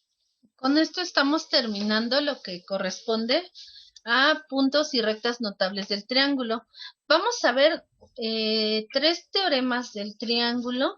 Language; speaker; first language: Spanish; native; Spanish